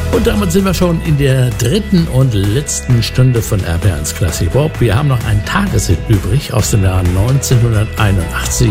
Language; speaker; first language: German; native; German